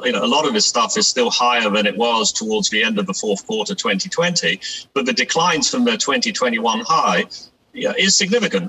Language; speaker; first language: English; native; English